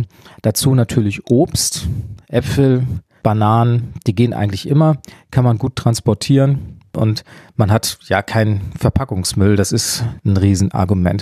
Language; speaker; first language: German; native; German